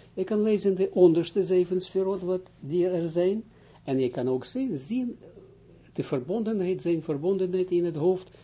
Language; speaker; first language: Dutch; non-native, fluent; Hebrew